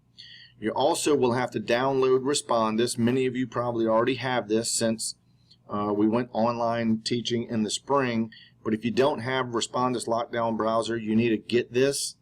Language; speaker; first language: English; native; English